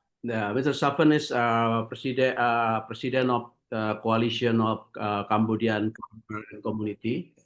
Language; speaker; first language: English; non-native, learner; Indonesian